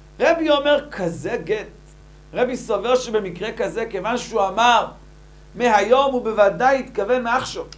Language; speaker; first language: Hebrew; native; Hebrew